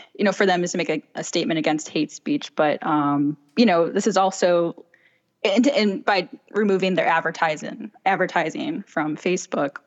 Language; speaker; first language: English; native; English